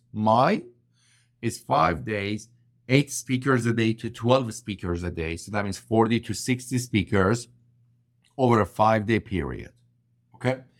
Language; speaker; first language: English; non-native, fluent; Persian